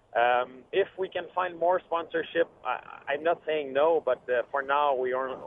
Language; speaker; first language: English; native; English